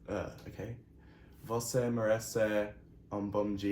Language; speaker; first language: Portuguese; non-native, learner; English